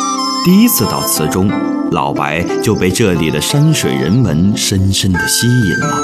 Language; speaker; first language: Chinese; native; Chinese